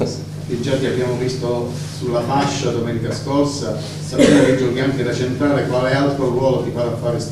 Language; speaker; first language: Italian; native; Italian